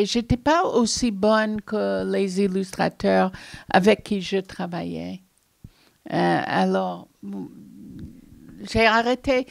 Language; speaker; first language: French; non-native, fluent; English